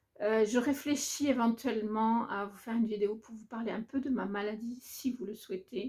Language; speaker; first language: French; native; French